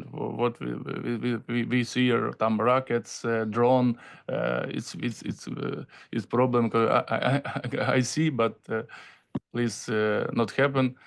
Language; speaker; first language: English; non-native, learner; Ukrainian